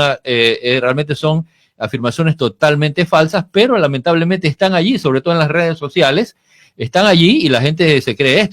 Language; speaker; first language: Spanish; native; Spanish